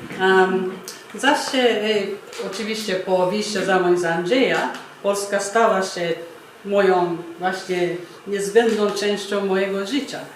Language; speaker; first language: Polish; non-native, fluent; Japanese